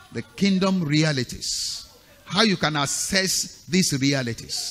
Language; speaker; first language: English; non-native, local second language; Yoruba